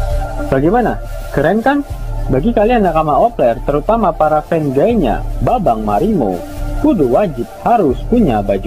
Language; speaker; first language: Indonesian; native; Indonesian